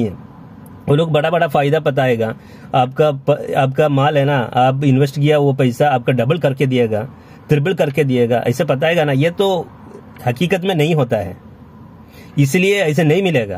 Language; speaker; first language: Hindi; non-native, local second language; Malayalam